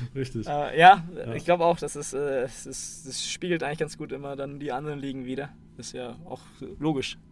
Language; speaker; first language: German; native; German